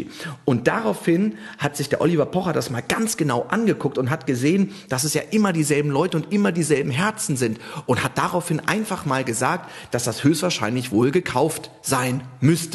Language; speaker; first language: German; native; German